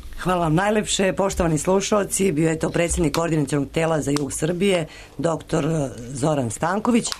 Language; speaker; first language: Serbian; native; Serbian